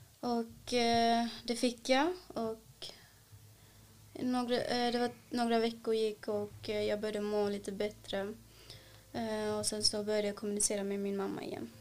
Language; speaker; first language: Swedish; early bilingual, other home language; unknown